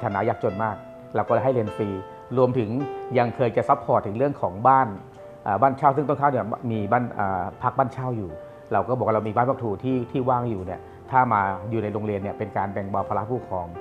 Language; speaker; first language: Thai; native; Thai